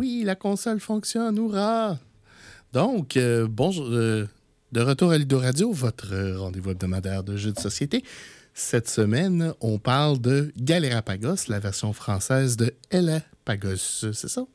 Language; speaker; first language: French; native; French